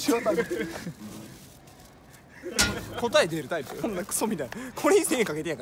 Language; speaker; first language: Japanese; native; Japanese